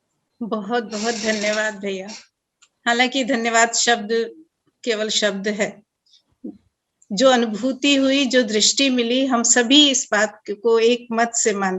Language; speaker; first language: Hindi; native; Hindi